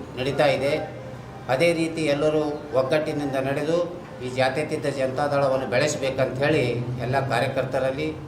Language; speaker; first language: Kannada; native; Kannada